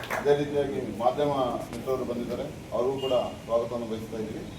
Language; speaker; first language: Kannada; native; Kannada